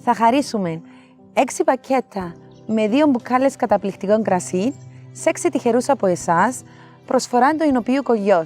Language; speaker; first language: Greek; native; Greek